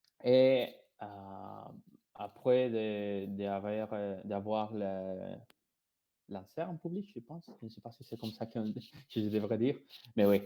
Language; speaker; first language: French; non-native, fluent; Spanish